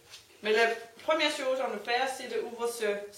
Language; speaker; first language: French; non-native, learner; Danish